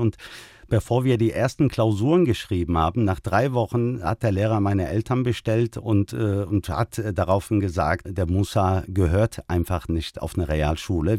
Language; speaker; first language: German; early bilingual, other home language; Turkish